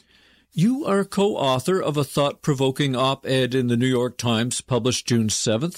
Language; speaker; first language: English; native; English